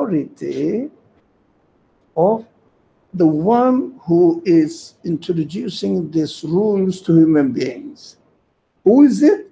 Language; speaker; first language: English; non-native, fluent; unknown